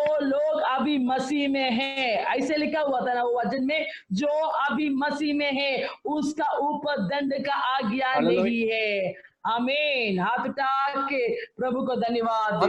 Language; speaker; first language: Hindi; non-native, local second language; Malayalam